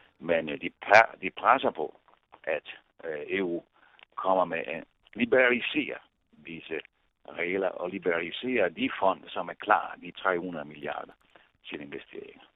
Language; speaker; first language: Danish; non-native, fluent; Italian